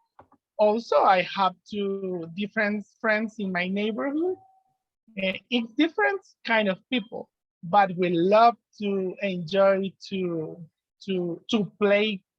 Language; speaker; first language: English; non-native, learner; Spanish